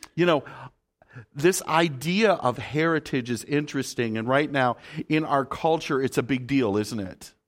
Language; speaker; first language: English; native; English